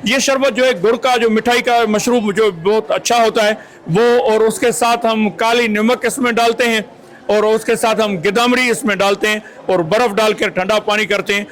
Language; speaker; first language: Urdu; non-native, local second language; Sindhi